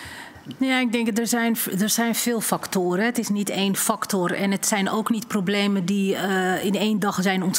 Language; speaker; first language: Dutch; native; Dutch